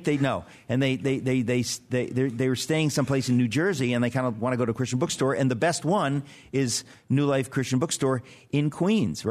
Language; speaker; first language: English; native; English